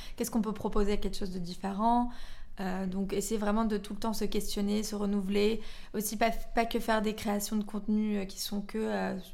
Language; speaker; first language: French; native; French